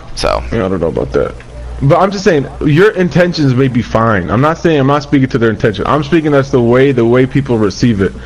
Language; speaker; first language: English; native; English